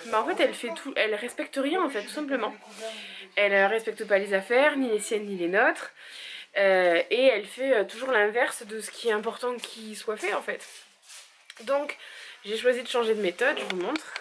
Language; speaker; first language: French; native; French